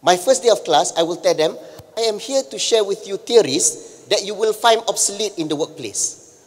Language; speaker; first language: English; non-native, local second language; Malay